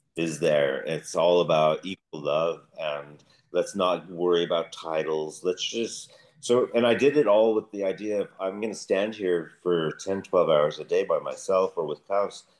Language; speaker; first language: English; native; English